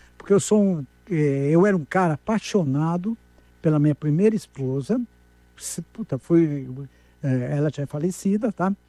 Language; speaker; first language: Portuguese; native; Portuguese